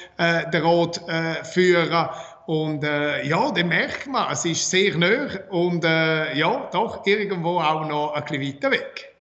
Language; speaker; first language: German; non-native, local second language; Romansh